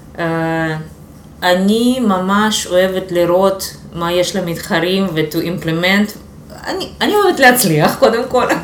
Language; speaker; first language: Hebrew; non-native, fluent; Russian